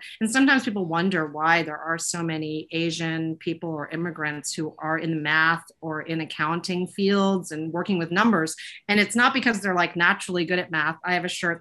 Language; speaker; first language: English; native; English